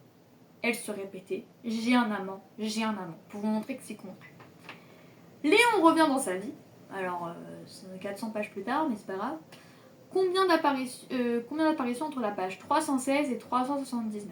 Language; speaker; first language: French; native; French